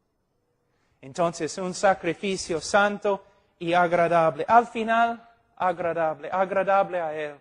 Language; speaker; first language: Spanish; non-native, fluent; English